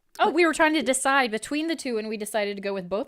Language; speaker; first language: English; native; English